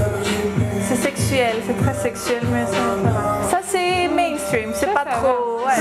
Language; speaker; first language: French; early bilingual, heritage; French